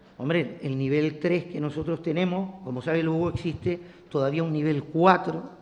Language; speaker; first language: Spanish; native; Spanish